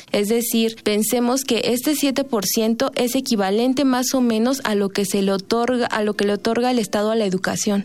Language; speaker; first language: Spanish; native; Spanish